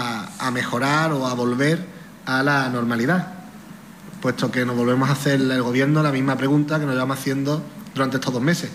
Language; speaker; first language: Spanish; native; Spanish